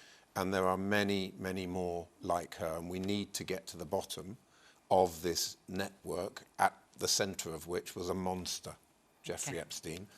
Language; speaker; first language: English; native; English